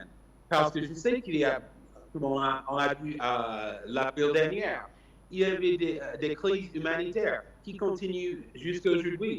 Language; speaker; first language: French; non-native, fluent; English